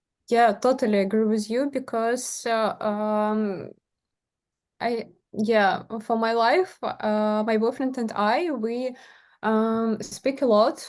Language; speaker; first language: English; non-native, learner; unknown